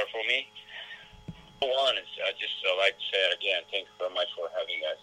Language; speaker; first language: English; non-native, learner; Amharic